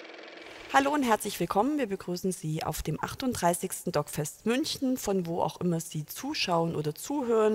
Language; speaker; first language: German; native; German